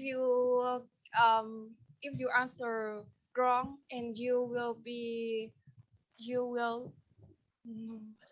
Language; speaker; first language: English; non-native, learner; Vietnamese